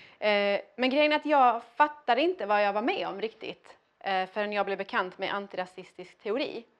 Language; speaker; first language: Swedish; early bilingual, other home language; Persian